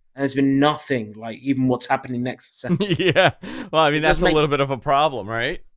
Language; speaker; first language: English; native; English